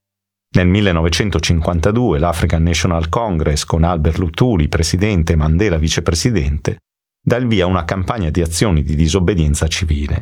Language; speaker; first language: Italian; native; Italian